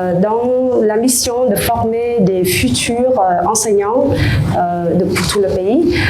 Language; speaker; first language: French; non-native, fluent; Vietnamese